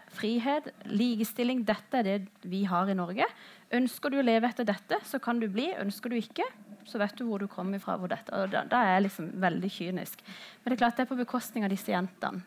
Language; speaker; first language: Norwegian; early bilingual, other home language; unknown